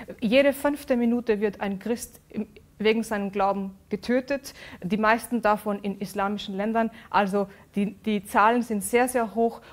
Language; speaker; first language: German; early bilingual, other home language; Urdu